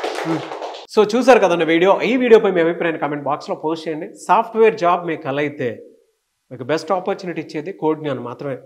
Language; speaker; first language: Telugu; native; Telugu